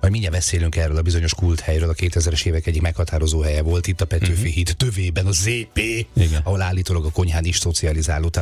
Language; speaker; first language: Hungarian; native; Hungarian